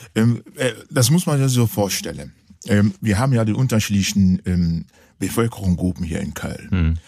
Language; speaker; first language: German; non-native, fluent; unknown